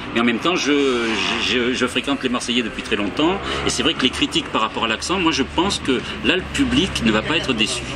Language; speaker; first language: French; native; French